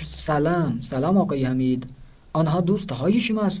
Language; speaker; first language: Persian; non-native, fluent; Urdu